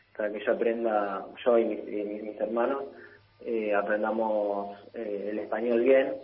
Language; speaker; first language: Spanish; early bilingual, heritage; Italian